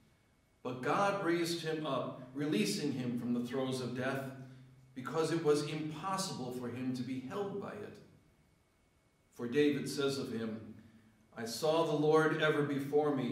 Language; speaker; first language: English; native; English